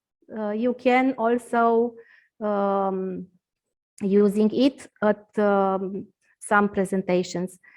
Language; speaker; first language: English; non-native, learner; Romanian